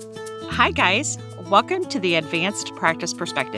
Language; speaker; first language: English; native; English